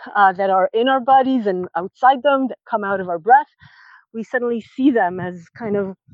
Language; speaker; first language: English; non-native, fluent; Hebrew